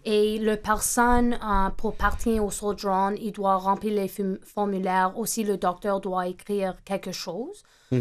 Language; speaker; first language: French; non-native, fluent; English